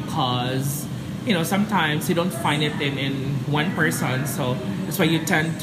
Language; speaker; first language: English; non-native, local second language; Cebuano